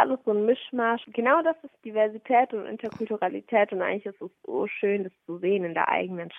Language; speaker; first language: German; early bilingual, other home language; Somali